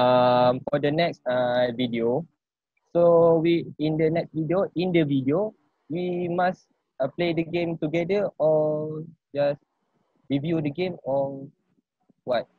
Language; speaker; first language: English; non-native, local second language; Malay